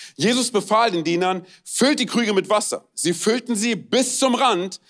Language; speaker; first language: German; non-native, fluent; Romanian